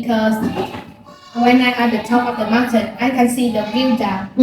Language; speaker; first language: English; non-native, learner; Vietnamese